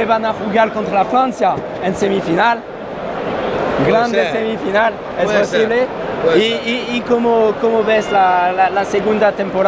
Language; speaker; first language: Spanish; non-native, learner; French